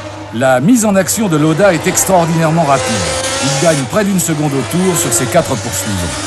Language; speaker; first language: French; native; French